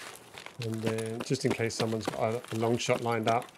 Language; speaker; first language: English; native; English